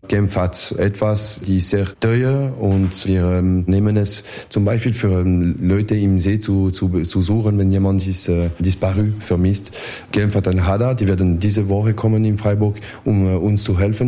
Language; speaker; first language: German; non-native, learner; French